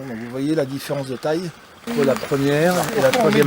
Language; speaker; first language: French; native; French